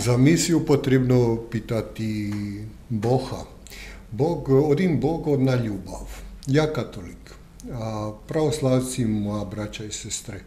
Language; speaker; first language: Ukrainian; non-native, learner; Croatian